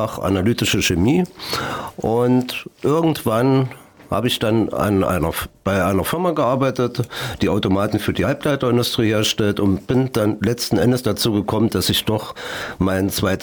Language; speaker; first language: German; native; German